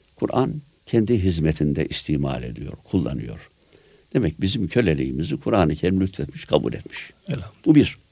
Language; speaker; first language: Turkish; native; Turkish